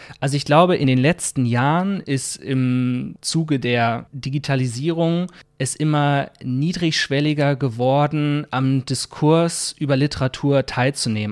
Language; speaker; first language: German; native; German